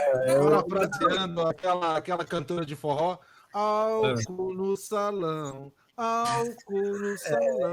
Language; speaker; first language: Portuguese; native; Portuguese